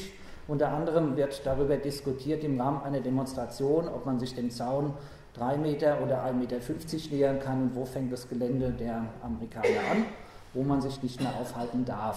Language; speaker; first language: German; native; German